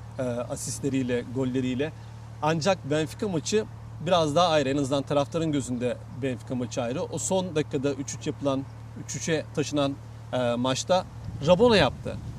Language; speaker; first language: Turkish; native; Turkish